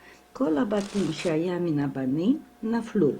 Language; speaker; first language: Hebrew; non-native, fluent; Romanian